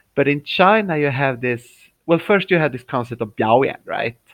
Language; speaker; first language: English; non-native, fluent; Swedish